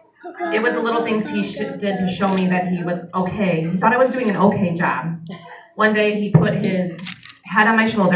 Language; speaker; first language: English; native; English